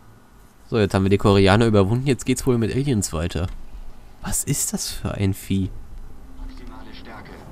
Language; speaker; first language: German; native; German